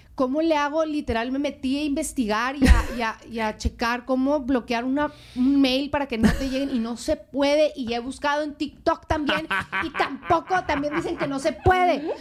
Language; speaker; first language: Spanish; native; Spanish